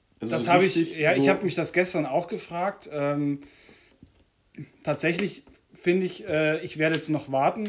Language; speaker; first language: German; native; German